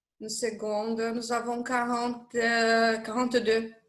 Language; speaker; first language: French; non-native, fluent; Portuguese